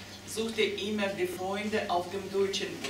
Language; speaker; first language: German; non-native, fluent; Russian